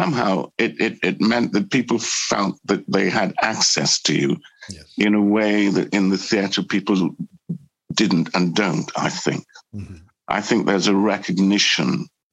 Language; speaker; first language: English; native; English